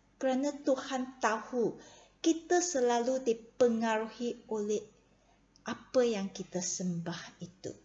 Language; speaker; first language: Malay; non-native, local second language; Chinese